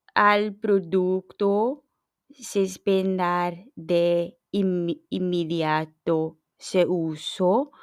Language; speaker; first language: Spanish; non-native, learner; English